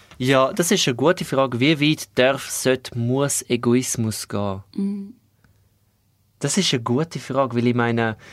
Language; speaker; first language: German; non-native, local second language; Romansh